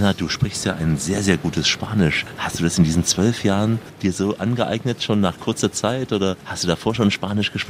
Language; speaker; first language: German; native; German